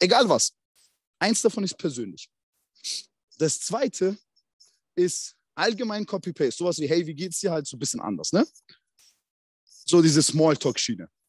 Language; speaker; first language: German; native; German